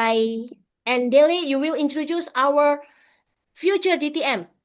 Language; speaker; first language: English; non-native, fluent; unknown